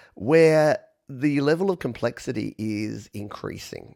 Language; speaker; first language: English; native; English